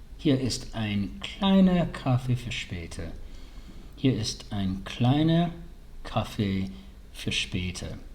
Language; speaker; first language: German; early bilingual, heritage; English